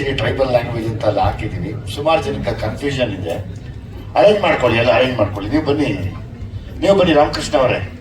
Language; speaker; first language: Kannada; native; Kannada